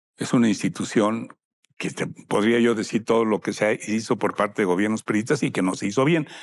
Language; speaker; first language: Spanish; native; Spanish